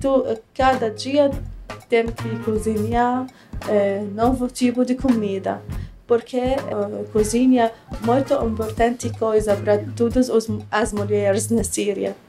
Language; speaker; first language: Portuguese; non-native, learner; Arabic